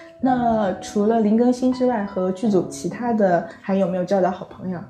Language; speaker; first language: Chinese; native; Chinese